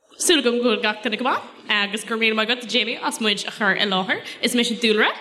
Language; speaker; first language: Irish; non-native, local second language; English